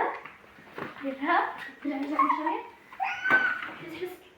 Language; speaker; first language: Arabic; native; Arabic